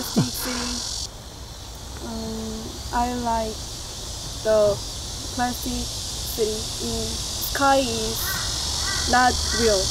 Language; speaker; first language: English; non-native, learner; Korean